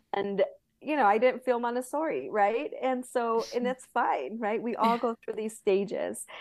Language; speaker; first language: English; early bilingual, other home language; Spanish